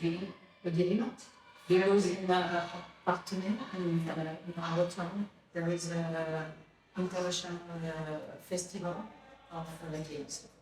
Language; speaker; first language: English; non-native, learner; French